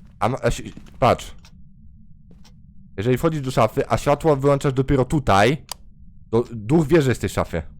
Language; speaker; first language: Polish; native; Polish